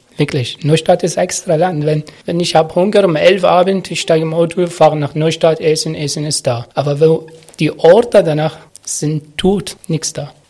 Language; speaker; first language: German; non-native, learner; Arabic